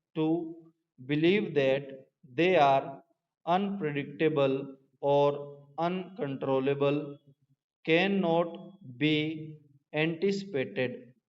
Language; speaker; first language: English; non-native, local second language; Hindi